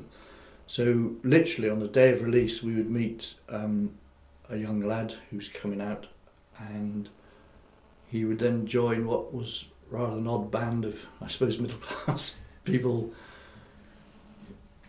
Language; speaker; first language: English; native; English